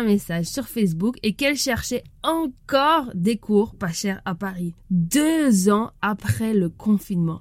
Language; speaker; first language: French; native; French